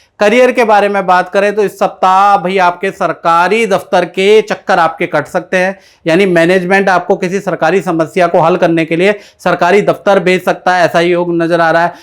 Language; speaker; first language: Hindi; native; Hindi